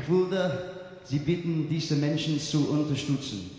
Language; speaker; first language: German; non-native, learner; English